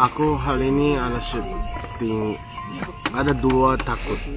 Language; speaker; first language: Indonesian; non-native, learner; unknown